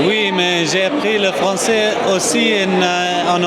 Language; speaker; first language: French; non-native, fluent; Arabic